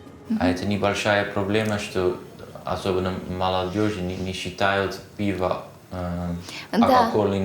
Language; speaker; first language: Russian; non-native, fluent; Dutch